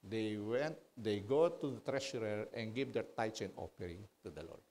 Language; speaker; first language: English; non-native, local second language; Filipino